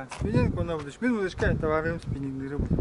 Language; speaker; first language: Russian; non-native, local second language; Yakut